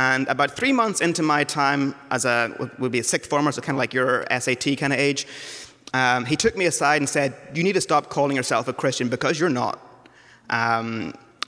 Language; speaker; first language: English; native; English